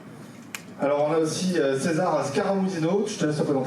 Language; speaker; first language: French; native; French